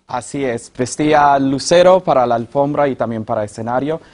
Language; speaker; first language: Spanish; early bilingual, heritage; Spanish